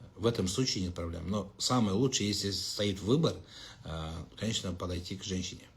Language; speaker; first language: Russian; non-native, local second language; Kazakh